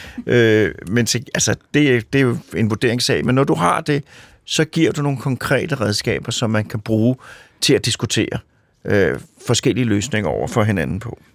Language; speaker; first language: Danish; native; Danish